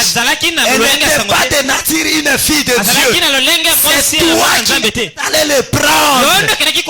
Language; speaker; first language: Haitian Creole; non-native, local second language; Lingala